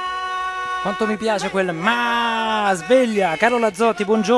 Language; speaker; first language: Italian; native; Italian